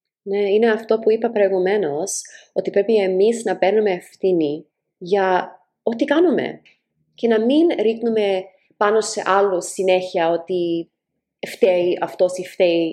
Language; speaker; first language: Greek; early bilingual, heritage; Greek